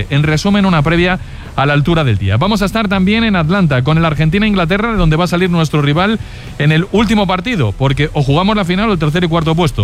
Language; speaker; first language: Spanish; native; Spanish